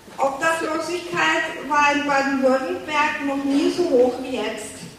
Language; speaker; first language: German; native; German